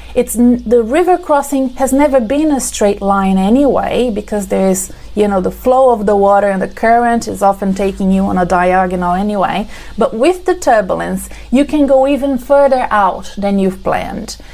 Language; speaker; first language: English; non-native, fluent; Portuguese